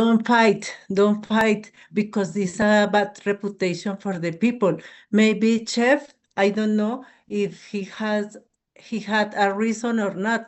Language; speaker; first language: English; non-native, learner; Spanish